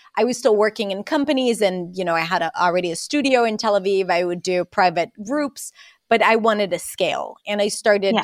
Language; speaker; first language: English; non-native, fluent; Hebrew